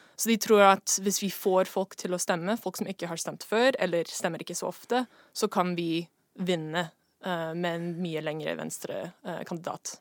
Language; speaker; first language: Norwegian; non-native, fluent; English